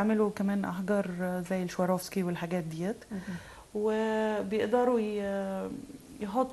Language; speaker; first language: Arabic; native; Arabic